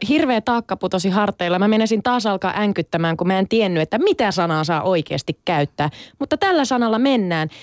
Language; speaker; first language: Finnish; early bilingual, other home language; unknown